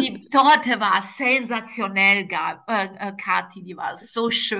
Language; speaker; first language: German; non-native, fluent; Croatian